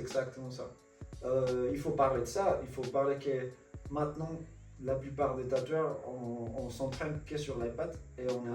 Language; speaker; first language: French; non-native, fluent; Spanish